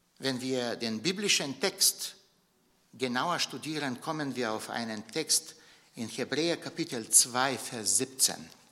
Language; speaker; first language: German; non-native, fluent; Bulgarian